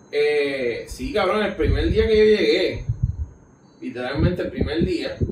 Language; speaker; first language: Spanish; native; Spanish